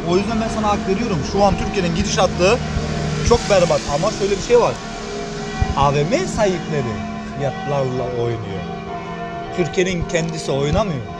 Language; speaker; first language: Turkish; early bilingual, heritage; Turkish